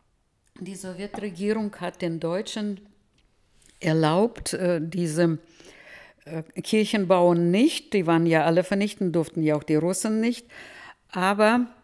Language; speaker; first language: German; early bilingual, heritage; Russian